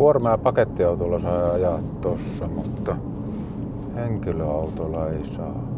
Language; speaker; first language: Finnish; native; Finnish